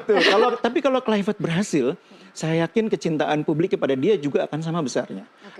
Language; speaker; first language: Indonesian; native; Indonesian